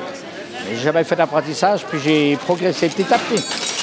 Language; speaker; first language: French; native; French